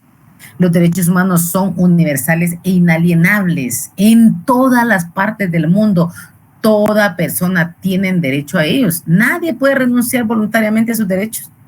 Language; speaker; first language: Spanish; native; Spanish